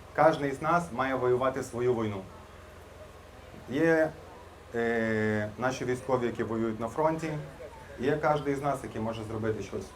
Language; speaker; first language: Ukrainian; non-native, local second language; Russian